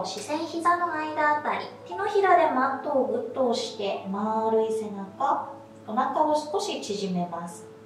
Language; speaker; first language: Japanese; native; Japanese